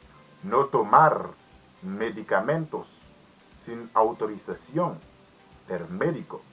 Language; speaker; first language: Spanish; non-native, learner; Haitian Creole